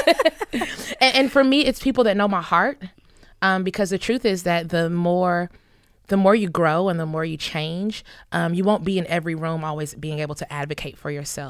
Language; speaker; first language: English; native; English